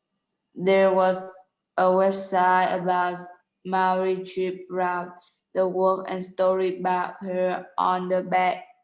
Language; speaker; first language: English; non-native, learner; Vietnamese